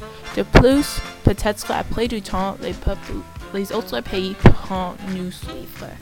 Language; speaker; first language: French; non-native, learner; English